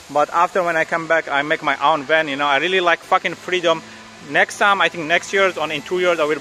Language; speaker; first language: English; non-native, learner; French